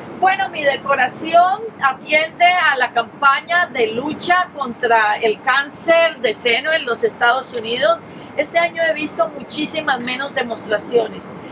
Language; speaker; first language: Spanish; native; Spanish